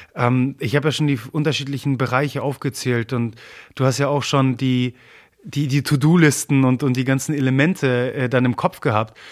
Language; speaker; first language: German; early bilingual, other home language; Polish